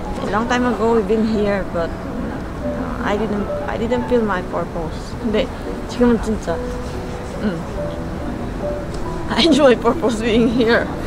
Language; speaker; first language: English; non-native, local second language; Filipino